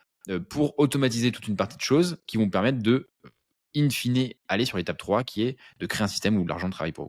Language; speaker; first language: French; native; French